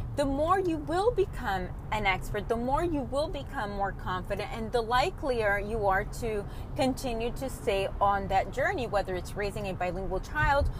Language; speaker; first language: English; early bilingual, other home language; Spanish